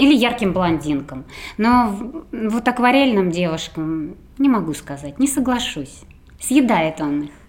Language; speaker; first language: Russian; native; Russian